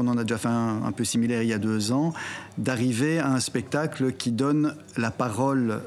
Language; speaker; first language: French; native; French